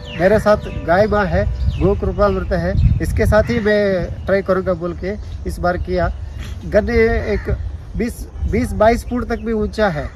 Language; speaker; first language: Hindi; non-native, local second language; Kannada